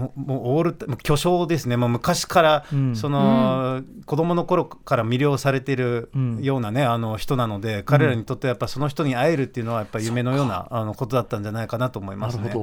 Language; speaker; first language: Japanese; non-native, fluent; Dutch